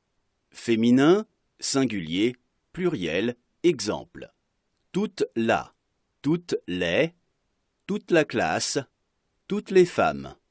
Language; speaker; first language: French; non-native, fluent; Arabic